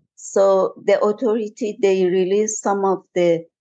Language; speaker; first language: English; non-native, fluent; Persian